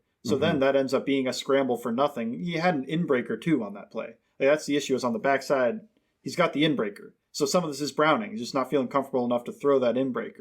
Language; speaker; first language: English; native; English